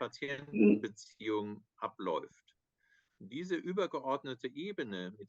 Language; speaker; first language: German; native; German